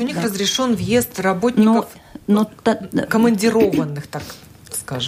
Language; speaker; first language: Russian; native; Russian